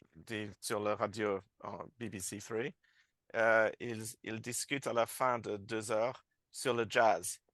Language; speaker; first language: French; non-native, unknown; English